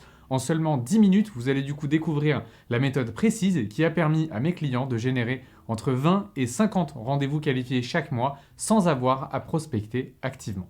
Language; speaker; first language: French; native; French